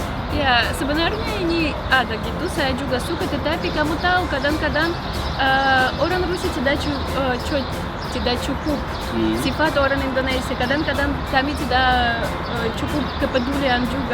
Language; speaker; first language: Indonesian; non-native, fluent; Russian